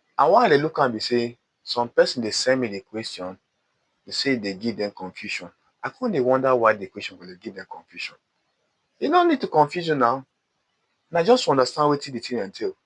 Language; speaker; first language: Nigerian Pidgin; native; Nigerian Pidgin